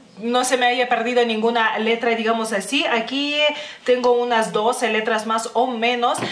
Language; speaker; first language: Spanish; non-native, fluent; Lithuanian